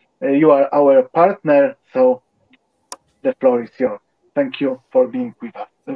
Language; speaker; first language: English; non-native, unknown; Polish